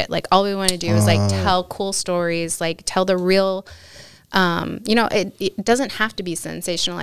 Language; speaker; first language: English; native; English